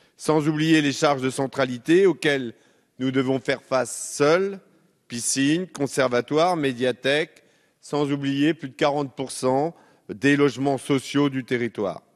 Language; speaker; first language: French; native; French